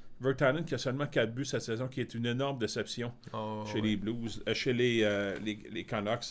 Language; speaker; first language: French; native; French